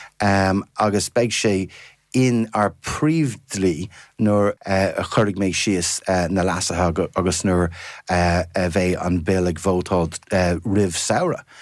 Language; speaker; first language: Irish; non-native, fluent; English